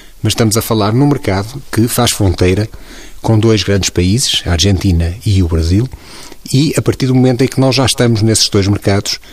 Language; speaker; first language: Portuguese; native; Portuguese